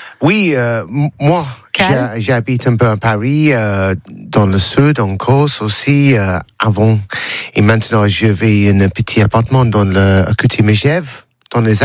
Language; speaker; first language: French; non-native, learner; English